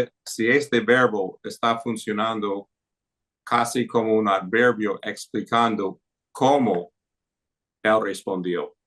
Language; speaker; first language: Spanish; non-native, fluent; English